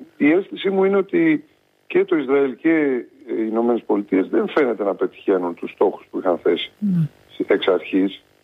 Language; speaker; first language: Greek; early bilingual, heritage; Greek